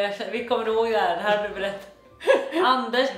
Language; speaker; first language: Swedish; native; Swedish